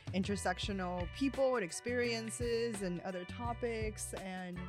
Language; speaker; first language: English; early bilingual, other home language; Chinese